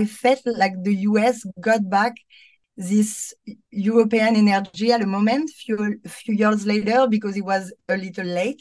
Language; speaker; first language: English; non-native, fluent; French